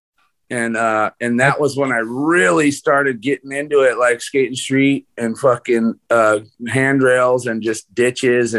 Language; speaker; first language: English; native; English